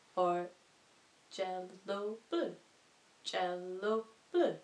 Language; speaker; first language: English; native; English